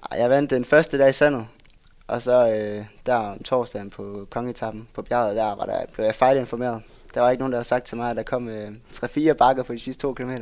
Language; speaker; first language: Danish; native; Danish